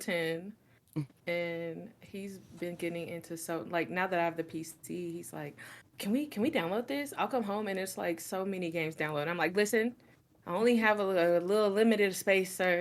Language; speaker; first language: English; native; English